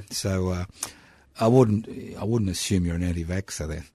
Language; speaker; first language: English; non-native, local second language; Italian